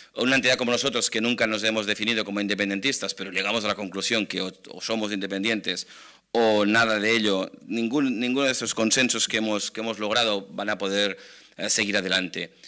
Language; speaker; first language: Spanish; non-native, local second language; Catalan